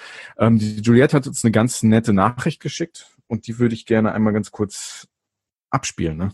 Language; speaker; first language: German; native; German